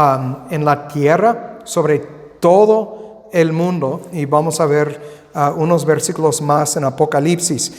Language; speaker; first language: Spanish; non-native, fluent; English